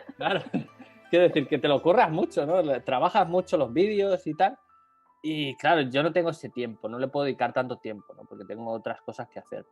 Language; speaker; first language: Spanish; native; Spanish